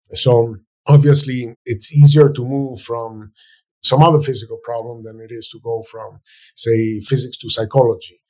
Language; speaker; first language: English; non-native, fluent; Spanish